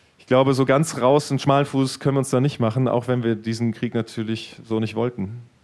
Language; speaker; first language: German; native; German